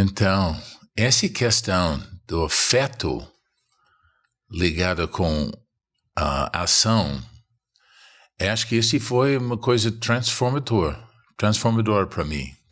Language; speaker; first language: Portuguese; non-native, fluent; English